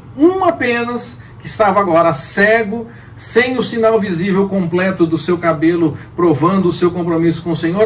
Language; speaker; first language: Portuguese; native; Portuguese